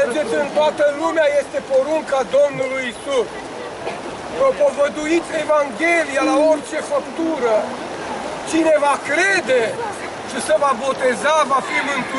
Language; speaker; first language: Romanian; native; Romanian